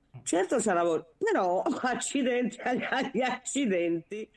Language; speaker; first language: Italian; native; Italian